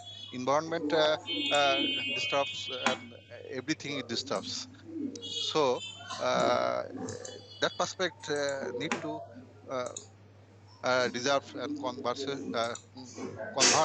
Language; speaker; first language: English; non-native, learner; Bangla